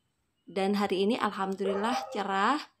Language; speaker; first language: Indonesian; native; Indonesian